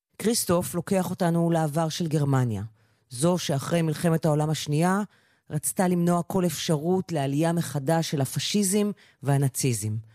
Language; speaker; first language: Hebrew; native; Hebrew